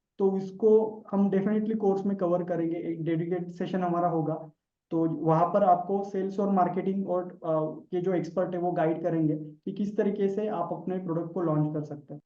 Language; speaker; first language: Hindi; non-native, local second language; Marathi